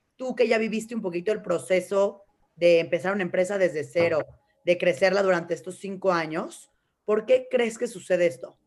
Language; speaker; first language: Spanish; native; Spanish